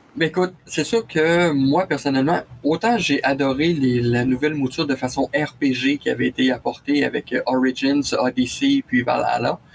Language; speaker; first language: French; native; French